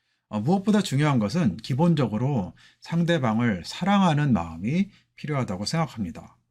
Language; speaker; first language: Korean; native; Korean